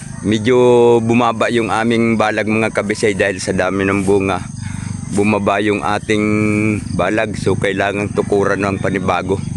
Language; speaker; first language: Filipino; non-native, local second language; Cebuano